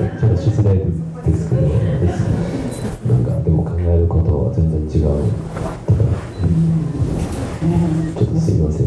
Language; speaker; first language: Japanese; non-native, learner; Chinese